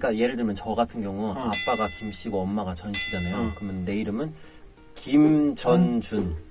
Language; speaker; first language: Korean; native; Korean